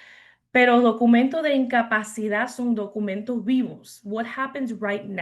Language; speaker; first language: Spanish; early bilingual, heritage; English